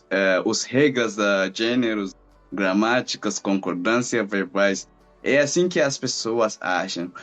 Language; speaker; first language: Portuguese; non-native, fluent; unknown